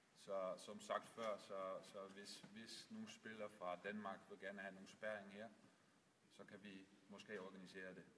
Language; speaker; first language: Danish; non-native, fluent; Dutch